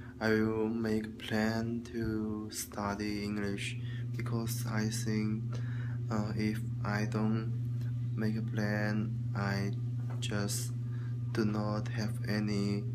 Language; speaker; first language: English; non-native, learner; Chinese